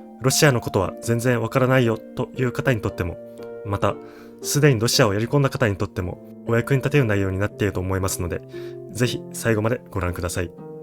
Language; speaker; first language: Japanese; native; Japanese